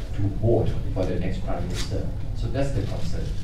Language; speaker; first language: English; non-native, fluent; Thai